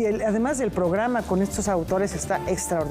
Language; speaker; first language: Spanish; native; Spanish